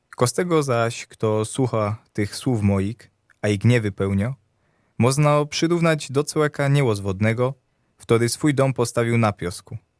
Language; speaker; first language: Polish; native; Polish